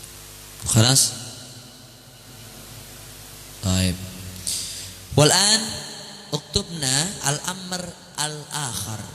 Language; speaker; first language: Arabic; non-native, fluent; Indonesian